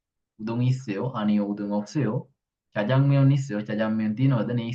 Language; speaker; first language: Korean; non-native, fluent; Sinhala